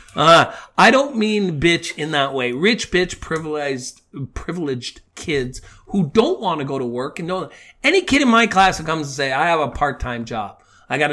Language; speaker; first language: English; native; English